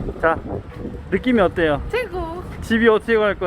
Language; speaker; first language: Korean; native; Korean